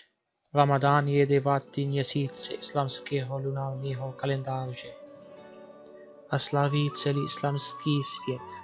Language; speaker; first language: Czech; non-native, learner; Arabic